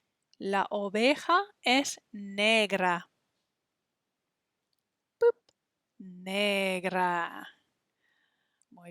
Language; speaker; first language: Spanish; non-native, fluent; English